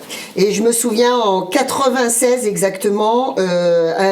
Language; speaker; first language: French; native; French